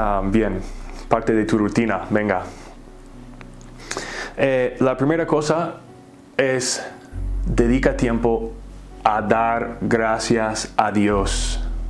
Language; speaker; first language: Spanish; native; Spanish